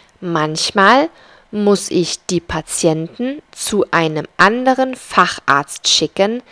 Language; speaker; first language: German; non-native, fluent; Spanish